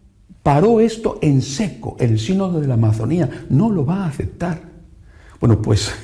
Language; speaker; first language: Spanish; native; Spanish